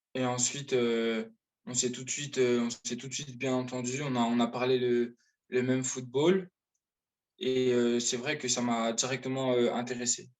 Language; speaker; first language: French; native; French